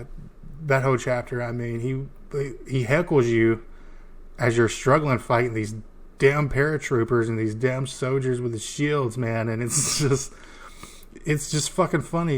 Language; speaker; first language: English; native; English